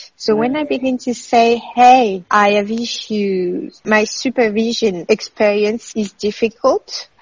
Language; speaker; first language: English; non-native, fluent; French